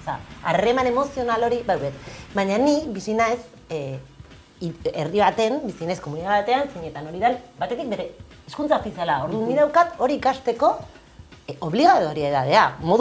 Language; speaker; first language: Basque; non-native, local second language; Spanish